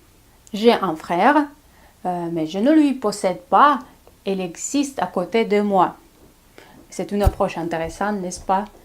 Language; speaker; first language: French; non-native, fluent; Russian